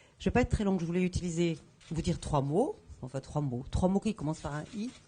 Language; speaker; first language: French; native; French